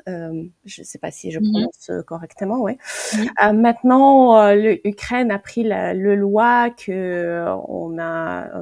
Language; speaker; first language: French; non-native, fluent; Ukrainian